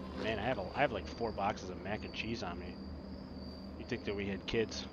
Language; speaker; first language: English; native; English